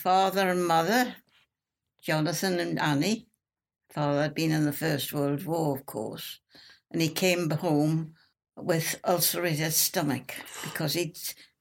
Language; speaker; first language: English; native; English